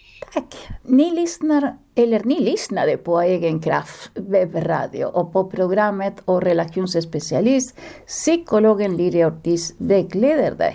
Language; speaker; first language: Swedish; non-native, fluent; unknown